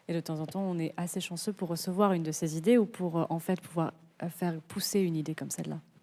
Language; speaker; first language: French; native; French